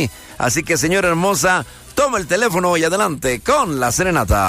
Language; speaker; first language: Spanish; native; Spanish